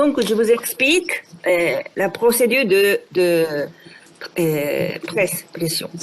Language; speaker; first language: French; non-native, fluent; Japanese